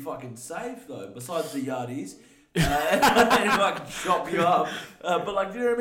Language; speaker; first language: English; native; English